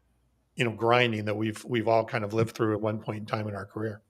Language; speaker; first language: English; native; English